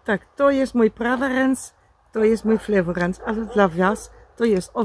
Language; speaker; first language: Polish; non-native, learner; Dutch